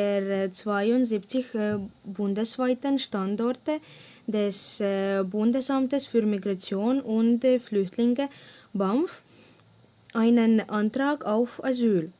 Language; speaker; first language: German; non-native, learner; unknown